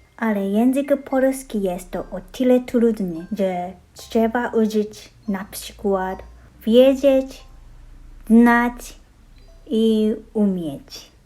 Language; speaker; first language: Polish; non-native, learner; Japanese